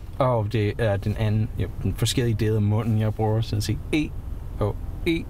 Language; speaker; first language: Danish; non-native, learner; English